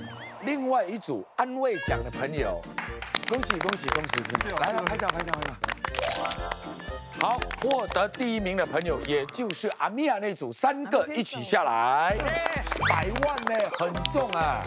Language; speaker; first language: Chinese; native; Chinese